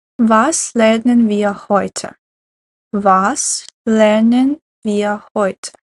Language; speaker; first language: German; non-native, fluent; Ukrainian